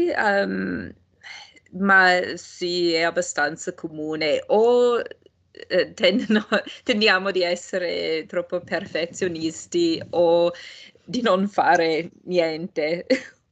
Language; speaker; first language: Italian; non-native, fluent; English